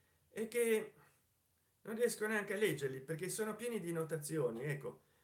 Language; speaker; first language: Italian; native; Italian